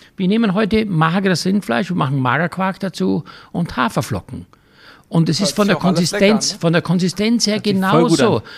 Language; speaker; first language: German; native; German